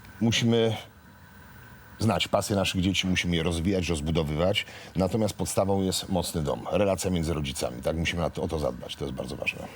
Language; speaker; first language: Polish; native; Polish